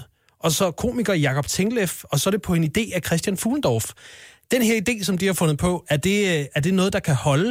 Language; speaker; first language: Danish; native; Danish